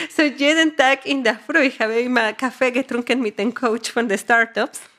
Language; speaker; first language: German; non-native, fluent; Spanish